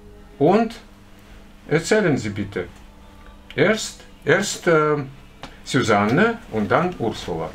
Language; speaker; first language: German; non-native, fluent; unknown